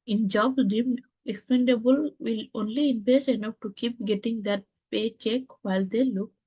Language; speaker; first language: English; non-native, local second language; Odia